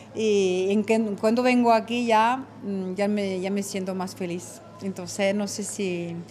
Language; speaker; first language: Spanish; non-native, fluent; French